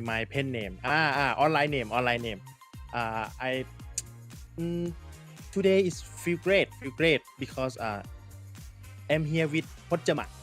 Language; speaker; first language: English; non-native, learner; Thai